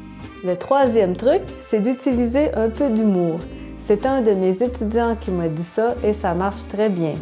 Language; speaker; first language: French; native; French